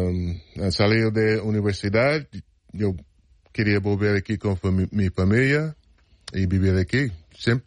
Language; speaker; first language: Spanish; non-native, fluent; English